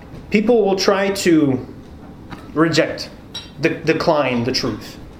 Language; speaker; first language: English; native; English